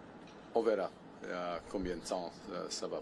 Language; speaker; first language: French; non-native, fluent; English